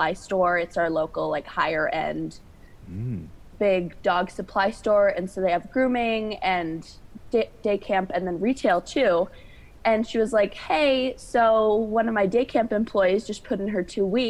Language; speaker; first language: English; native; English